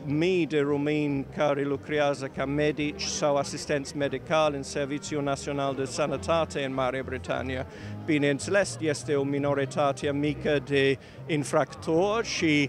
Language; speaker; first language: Romanian; non-native, learner; English